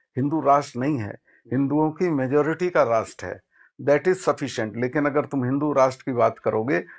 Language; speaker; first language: Hindi; native; Hindi